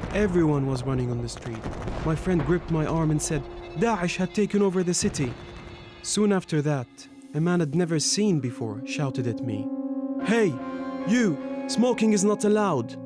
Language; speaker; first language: English; non-native, fluent; Burmese